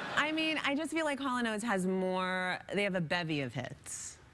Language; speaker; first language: English; native; English